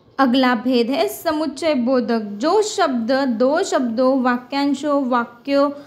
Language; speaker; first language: Hindi; non-native, local second language; Marathi